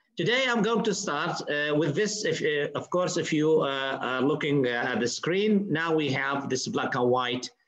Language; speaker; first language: English; non-native, fluent; Arabic